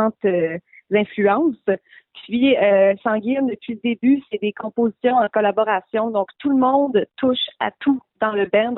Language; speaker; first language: French; native; French